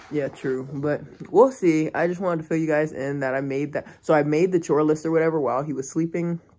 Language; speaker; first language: English; native; English